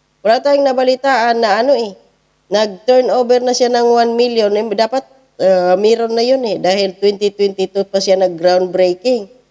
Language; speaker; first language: Filipino; native; Filipino